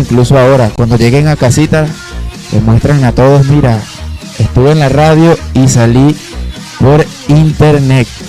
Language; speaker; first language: Spanish; native; Spanish